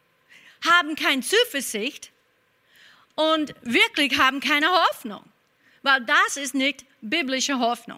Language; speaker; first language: German; non-native, fluent; English